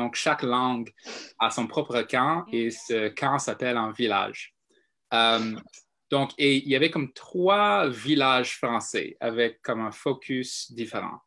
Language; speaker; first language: French; non-native, fluent; English